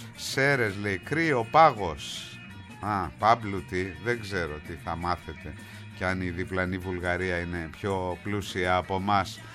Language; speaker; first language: Greek; native; Greek